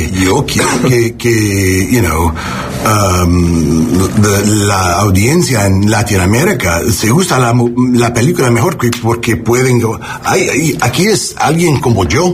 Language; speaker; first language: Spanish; non-native, learner; English